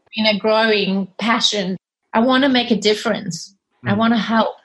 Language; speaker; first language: English; native; English